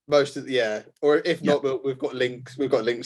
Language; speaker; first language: English; native; English